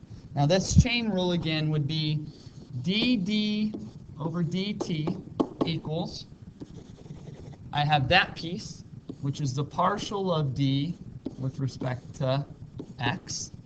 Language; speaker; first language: English; native; English